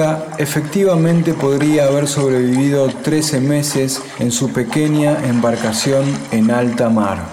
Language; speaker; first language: Spanish; native; Spanish